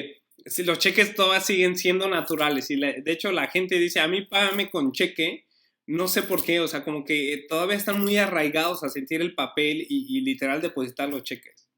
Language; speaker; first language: Spanish; native; Spanish